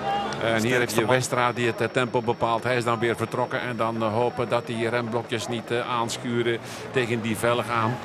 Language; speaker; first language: Dutch; native; Dutch